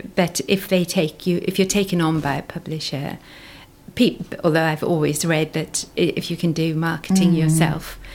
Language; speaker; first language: English; native; English